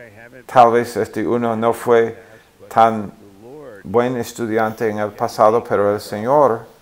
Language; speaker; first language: Spanish; non-native, fluent; English